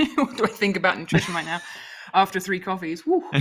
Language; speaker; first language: English; native; English